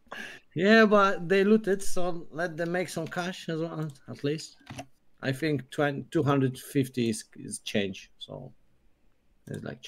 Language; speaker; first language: English; non-native, learner; Polish